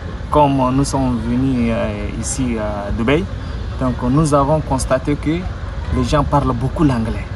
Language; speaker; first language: French; non-native, local second language; Arabic